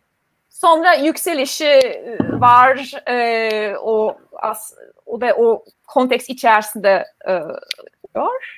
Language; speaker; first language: Turkish; non-native, fluent; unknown